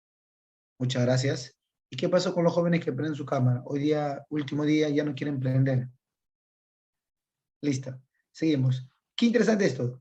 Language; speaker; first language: Spanish; native; Spanish